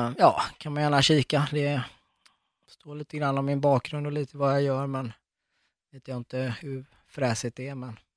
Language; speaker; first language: Swedish; early bilingual, other home language; Arabic